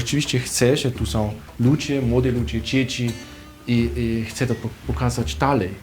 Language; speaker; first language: Polish; non-native, fluent; German